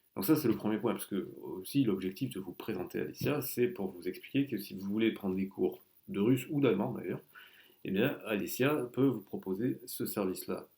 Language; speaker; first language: French; native; French